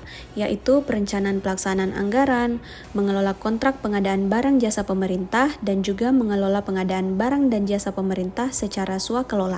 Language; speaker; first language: Indonesian; native; Indonesian